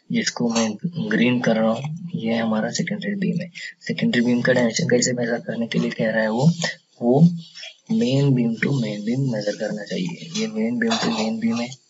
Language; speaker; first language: Hindi; native; Hindi